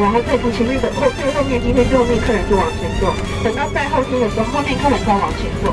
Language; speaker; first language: Chinese; native; Chinese